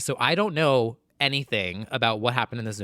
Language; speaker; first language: English; native; English